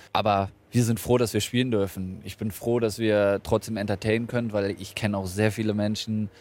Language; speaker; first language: German; native; German